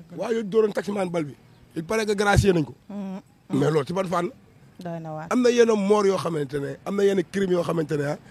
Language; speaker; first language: Wolof; native; Wolof